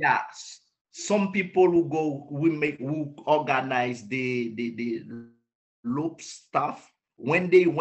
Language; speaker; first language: English; non-native, learner; Haitian Creole